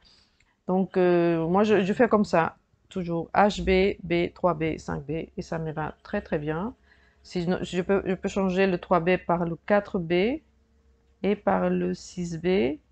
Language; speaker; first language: French; native; French